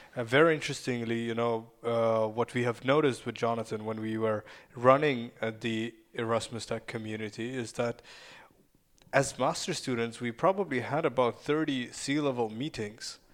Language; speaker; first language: English; non-native, fluent; Russian